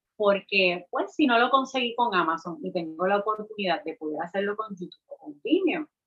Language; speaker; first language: Spanish; native; Spanish